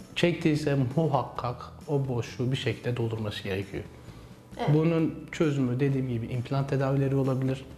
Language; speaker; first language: Turkish; native; Turkish